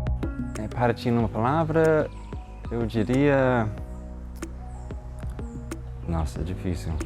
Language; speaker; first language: Portuguese; non-native, fluent; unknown